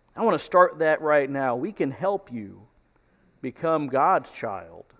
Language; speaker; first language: English; native; English